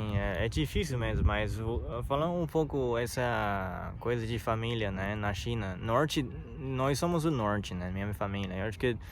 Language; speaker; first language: Portuguese; non-native, learner; Chinese